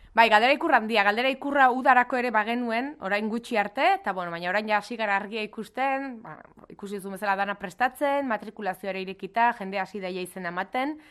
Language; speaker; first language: Basque; native; Basque